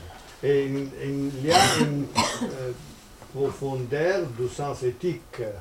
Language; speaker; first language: French; non-native, fluent; Italian